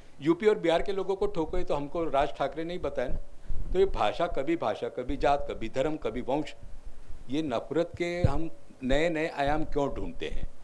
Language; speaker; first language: Hindi; non-native, local second language; Marathi